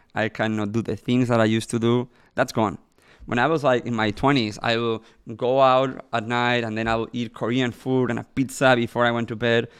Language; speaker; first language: English; non-native, fluent; Spanish